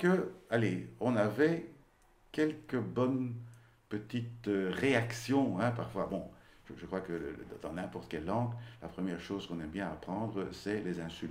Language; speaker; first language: French; native; French